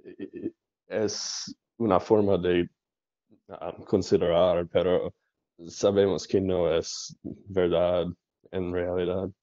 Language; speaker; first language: Spanish; non-native, learner; English